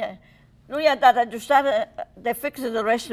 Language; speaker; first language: Italian; early bilingual, heritage; Italian